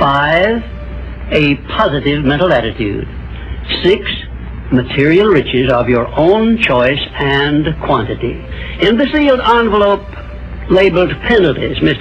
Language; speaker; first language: English; native; English